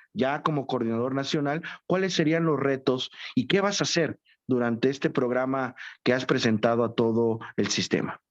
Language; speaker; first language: Spanish; native; Spanish